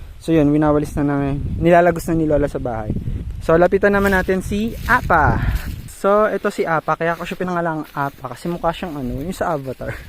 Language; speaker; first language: Filipino; non-native, local second language; Bikol